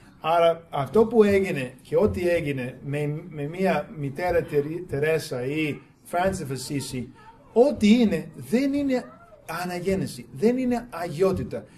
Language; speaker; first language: Greek; non-native, fluent; English